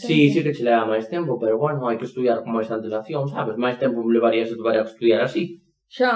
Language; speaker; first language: Galician; non-native, local second language; Spanish